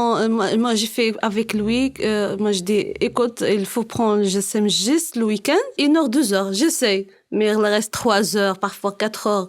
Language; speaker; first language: French; non-native, learner; Arabic